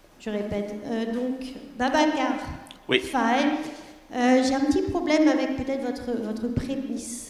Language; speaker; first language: French; non-native, fluent; German